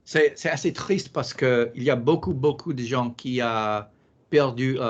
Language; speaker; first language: French; non-native, learner; English